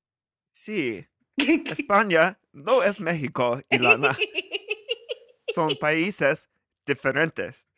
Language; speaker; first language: Spanish; non-native, learner; English